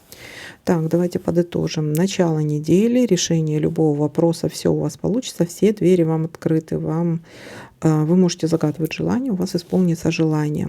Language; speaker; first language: Russian; native; Russian